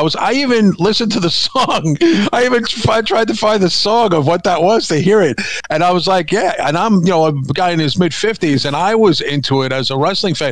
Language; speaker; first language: English; native; English